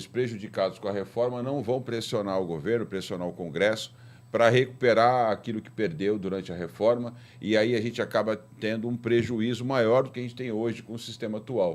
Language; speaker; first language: Portuguese; native; Portuguese